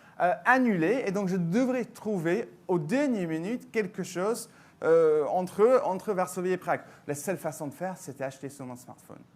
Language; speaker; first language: French; non-native, fluent; English